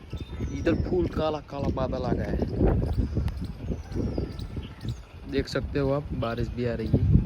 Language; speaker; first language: Hindi; non-native, local second language; Gujarati